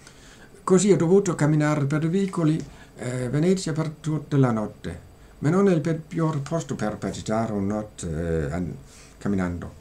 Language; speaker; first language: Italian; non-native, learner; Danish